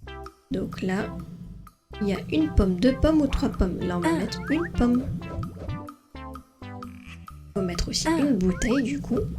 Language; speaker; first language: French; native; French